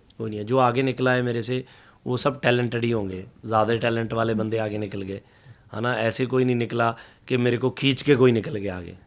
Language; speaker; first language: Hindi; non-native, local second language; Punjabi